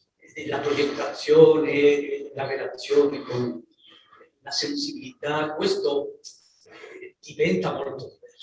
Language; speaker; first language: Italian; non-native, learner; Spanish